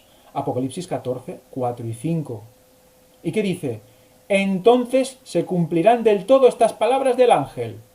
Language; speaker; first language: Spanish; native; Spanish